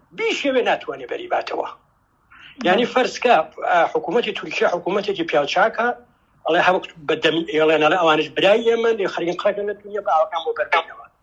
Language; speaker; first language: Central Kurdish; native; Central Kurdish